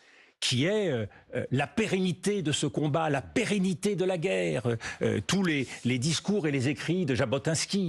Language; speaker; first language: French; native; French